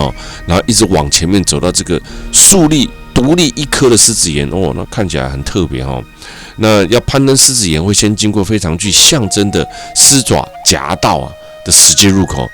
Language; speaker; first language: Chinese; native; Chinese